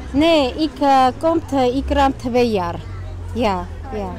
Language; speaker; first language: Dutch; non-native, learner; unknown